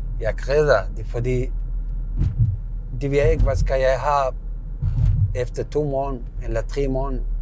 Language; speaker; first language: Danish; non-native, learner; Arabic